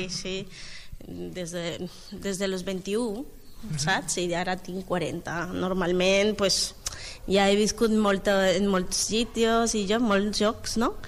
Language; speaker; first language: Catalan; non-native, learner; Spanish